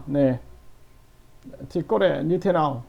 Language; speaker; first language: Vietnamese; non-native, learner; Korean